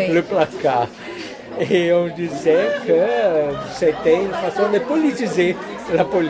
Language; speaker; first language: French; non-native, fluent; Portuguese